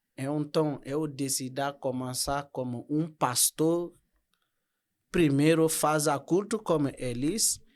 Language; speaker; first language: Portuguese; non-native, learner; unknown